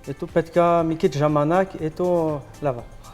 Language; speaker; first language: Armenian; non-native, learner; French